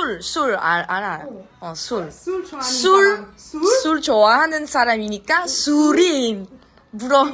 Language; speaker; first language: Korean; non-native, fluent; French